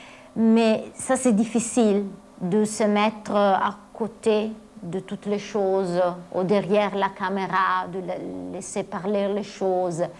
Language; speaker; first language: French; non-native, fluent; Italian